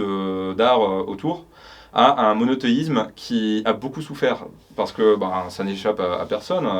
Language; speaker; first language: French; native; French